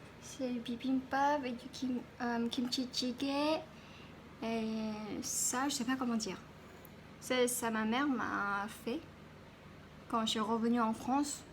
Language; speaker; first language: French; non-native, learner; Korean